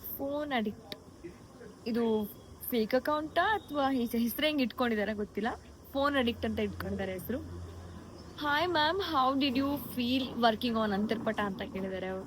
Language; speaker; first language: Kannada; non-native, local second language; Lambadi